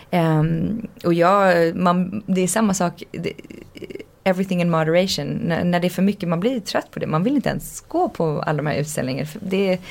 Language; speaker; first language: Swedish; early bilingual, heritage; Swedish